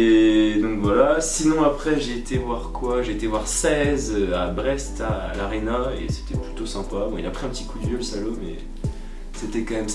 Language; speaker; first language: French; native; French